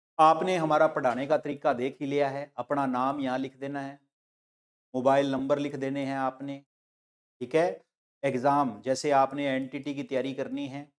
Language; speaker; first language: Hindi; non-native, local second language; Punjabi